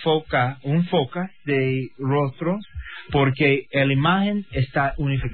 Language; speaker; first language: Spanish; non-native, learner; English